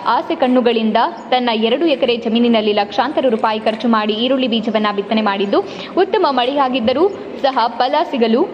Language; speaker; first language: Kannada; native; Kannada